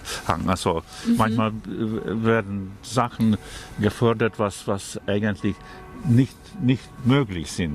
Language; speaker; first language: German; non-native, fluent; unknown